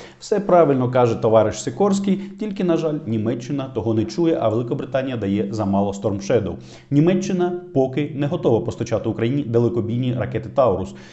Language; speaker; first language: Ukrainian; non-native, local second language; Russian